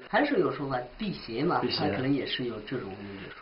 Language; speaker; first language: Chinese; native; Chinese